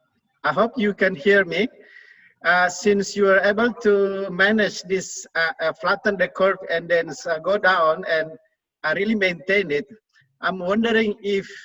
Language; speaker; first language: English; non-native, fluent; Indonesian